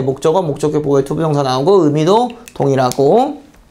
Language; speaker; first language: Korean; native; Korean